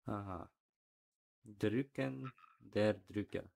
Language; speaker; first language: German; non-native, learner; Ukrainian